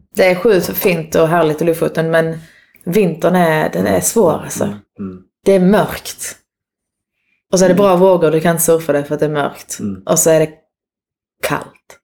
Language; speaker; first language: Swedish; native; Swedish